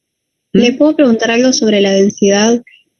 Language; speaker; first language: Spanish; native; Spanish